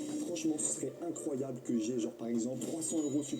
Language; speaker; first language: French; native; French